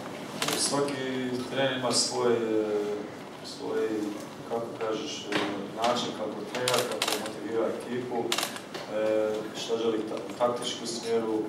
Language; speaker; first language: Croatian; early bilingual, heritage; Croatian